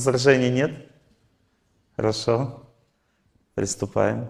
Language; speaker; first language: Russian; native; Russian